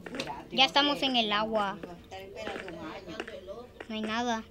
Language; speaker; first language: Spanish; native; Spanish